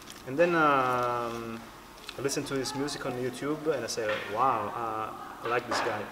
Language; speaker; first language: English; non-native, fluent; Italian